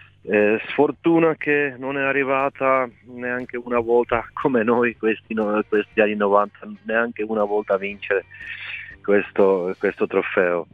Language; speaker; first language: Italian; non-native, fluent; Czech